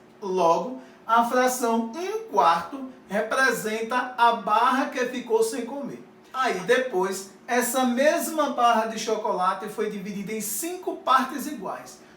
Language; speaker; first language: Portuguese; native; Portuguese